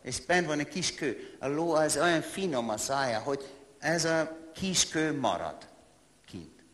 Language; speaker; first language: Hungarian; non-native, learner; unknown